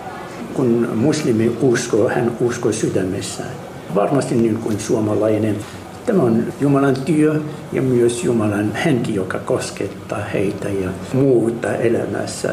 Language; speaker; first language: Finnish; non-native, fluent; Arabic